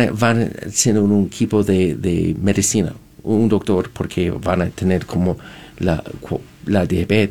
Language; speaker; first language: Spanish; non-native, fluent; English